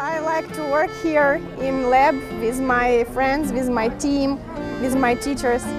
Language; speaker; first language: English; non-native, learner; Ukrainian